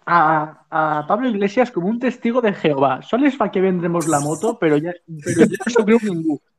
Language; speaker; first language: Spanish; non-native, local second language; Catalan